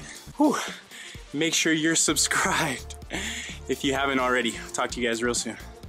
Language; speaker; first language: English; native; English